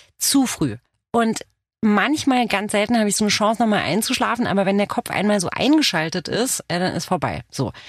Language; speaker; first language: German; early bilingual, other home language; Romanian